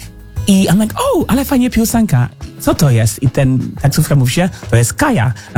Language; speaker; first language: Polish; non-native, learner; English